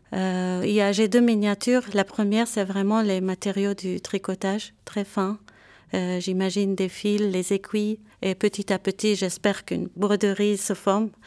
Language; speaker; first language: French; non-native, local second language; Armenian